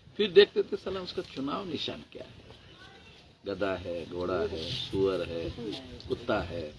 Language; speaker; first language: Hindi; non-native, local second language; Marathi